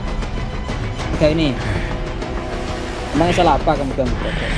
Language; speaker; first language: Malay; non-native, local second language; Javanese